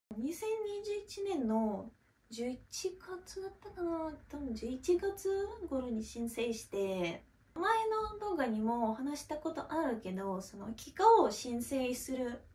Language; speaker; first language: Japanese; non-native, fluent; Russian